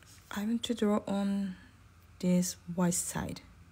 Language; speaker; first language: English; non-native, learner; Japanese